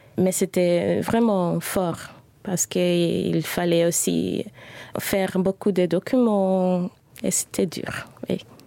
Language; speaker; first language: French; non-native, fluent; Spanish